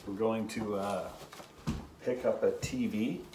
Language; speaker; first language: English; native; English